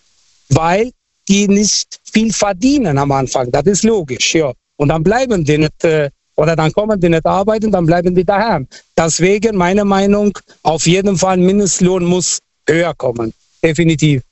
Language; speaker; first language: German; non-native, fluent; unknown